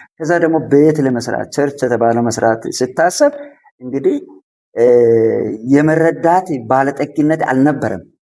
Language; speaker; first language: Amharic; non-native, local second language; Sidamo